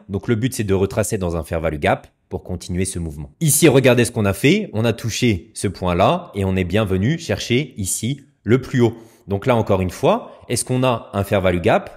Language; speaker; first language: French; native; French